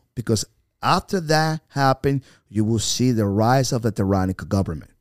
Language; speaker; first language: English; non-native, fluent; Spanish